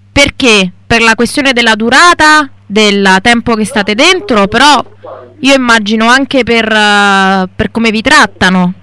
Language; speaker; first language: Italian; native; Italian